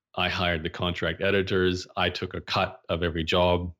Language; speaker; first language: English; native; English